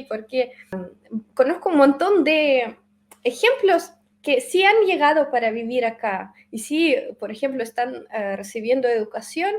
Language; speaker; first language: Spanish; non-native, fluent; Russian